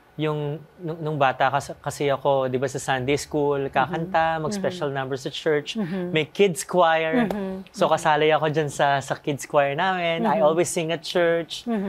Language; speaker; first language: Filipino; native; Filipino